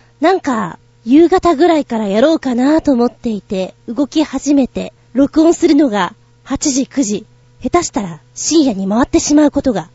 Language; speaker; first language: Japanese; native; Japanese